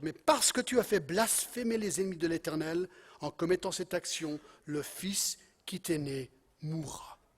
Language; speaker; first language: French; non-native, fluent; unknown